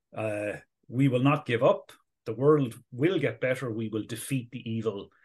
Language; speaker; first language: English; native; English